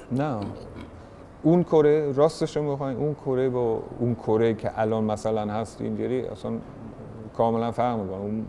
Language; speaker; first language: Persian; early bilingual, heritage; German